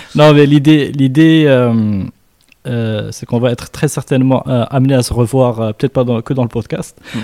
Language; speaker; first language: French; non-native, local second language; Arabic